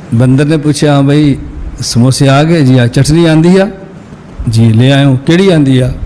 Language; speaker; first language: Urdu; non-native, local second language; Punjabi